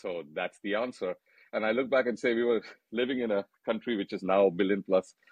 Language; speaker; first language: English; non-native, local second language; Hindi